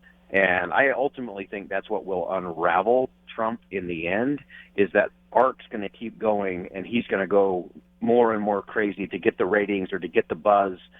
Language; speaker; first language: English; native; English